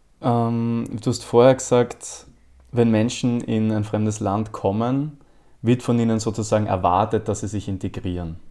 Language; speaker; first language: German; native; German